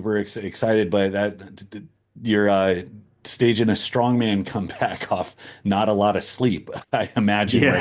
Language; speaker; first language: English; native; English